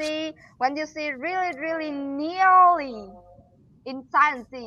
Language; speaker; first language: English; non-native, learner; Vietnamese